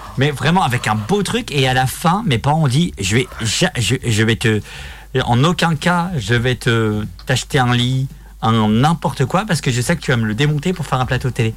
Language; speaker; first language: French; native; French